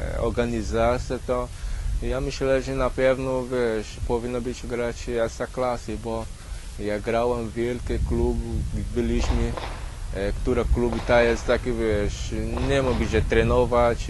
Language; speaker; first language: Polish; non-native, learner; Portuguese